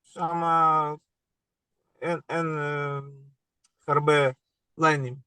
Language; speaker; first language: Hebrew; non-native, learner; Russian